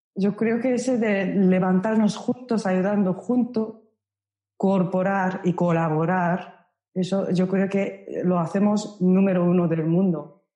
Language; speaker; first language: Spanish; non-native, fluent; Japanese